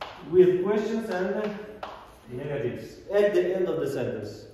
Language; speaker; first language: English; non-native, fluent; Kazakh